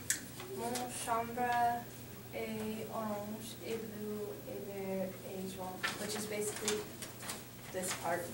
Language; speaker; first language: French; non-native, learner; English